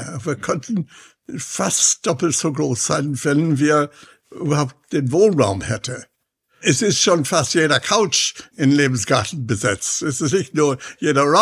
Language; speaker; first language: German; non-native, fluent; English